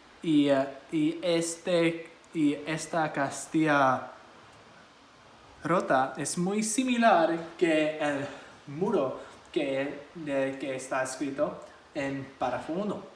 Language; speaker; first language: Spanish; non-native, learner; English